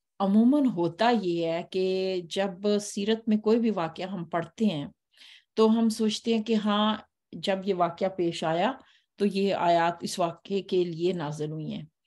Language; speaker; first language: Hindi; native; Hindi